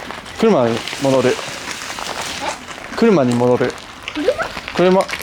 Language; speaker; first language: Japanese; non-native, learner; English